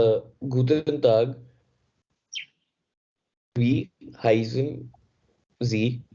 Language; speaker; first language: German; non-native, learner; Hindi